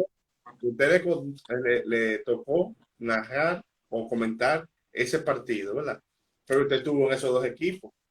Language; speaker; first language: Spanish; native; Spanish